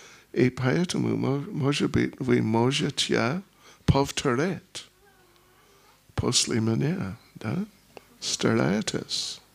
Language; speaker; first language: Russian; non-native, learner; English